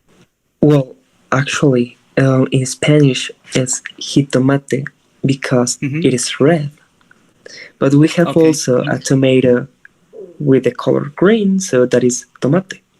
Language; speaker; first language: English; non-native, fluent; Spanish